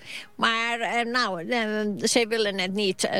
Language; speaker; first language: Dutch; non-native, fluent; Finnish